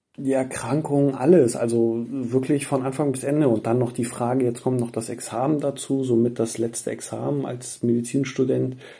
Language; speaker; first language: German; early bilingual, other home language; Persian